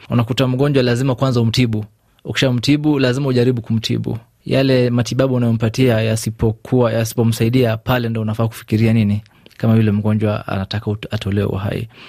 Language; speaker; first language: Swahili; non-native, local second language; Somali